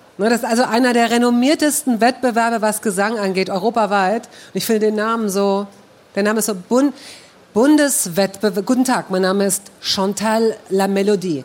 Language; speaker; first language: German; native; German